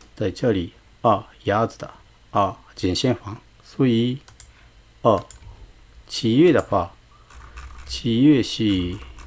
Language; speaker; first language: Chinese; non-native, fluent; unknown